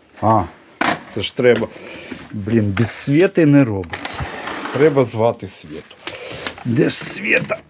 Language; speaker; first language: Ukrainian; non-native, local second language; Russian